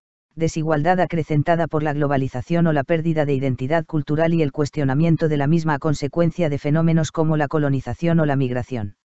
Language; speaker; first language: Spanish; native; Spanish